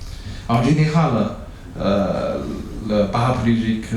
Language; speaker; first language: French; non-native, learner; Chinese